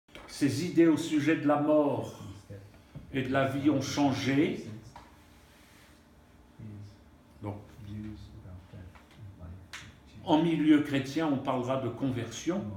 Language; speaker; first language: French; native; French